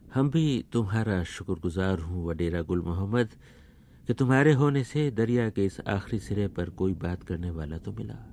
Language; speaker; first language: Urdu; native; Urdu